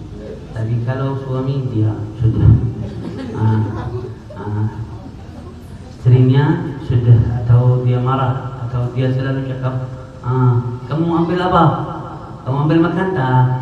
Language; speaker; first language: Indonesian; non-native, learner; Arabic